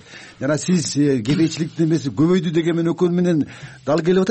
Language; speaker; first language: Kyrgyz; native; Kyrgyz